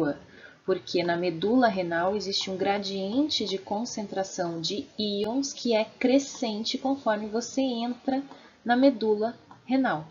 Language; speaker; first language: Portuguese; native; Portuguese